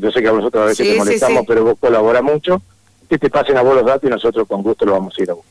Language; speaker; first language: Spanish; native; Spanish